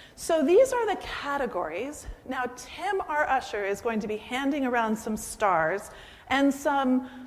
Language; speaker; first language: English; native; English